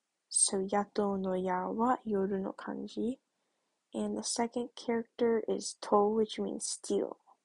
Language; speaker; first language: English; native; English